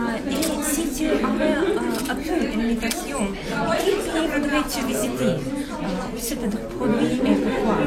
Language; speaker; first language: French; non-native, fluent; Russian